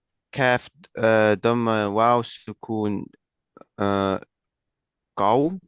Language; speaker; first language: Arabic; non-native, learner; Estonian